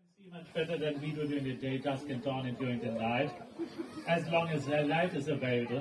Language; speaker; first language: English; non-native, fluent; German